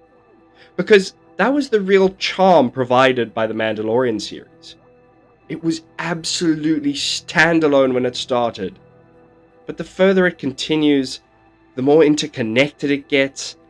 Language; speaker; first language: English; native; English